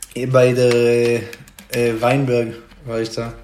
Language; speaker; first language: German; non-native, fluent; Hebrew